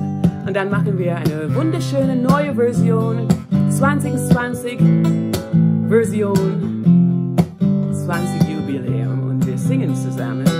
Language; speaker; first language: German; non-native, fluent; English